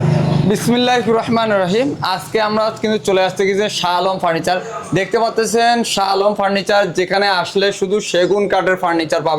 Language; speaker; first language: Bangla; native; Bangla